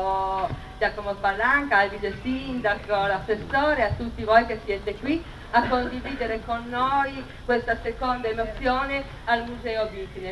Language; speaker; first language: Italian; native; Italian